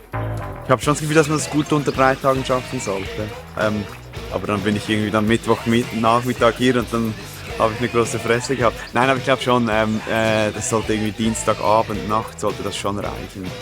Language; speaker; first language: German; native; German